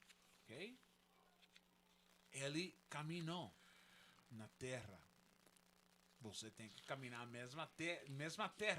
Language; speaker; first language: Portuguese; non-native, learner; Spanish